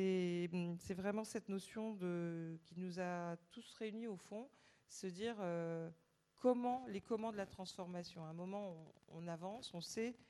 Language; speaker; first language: French; native; French